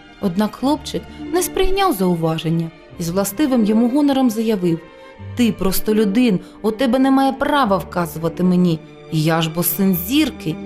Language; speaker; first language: Ukrainian; native; Ukrainian